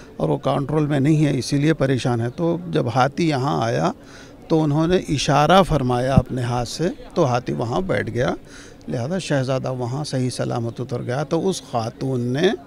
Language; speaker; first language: Hindi; non-native, local second language; Urdu